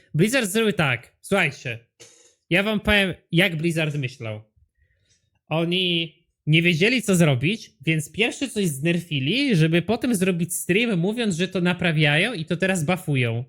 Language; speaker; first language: Polish; native; Polish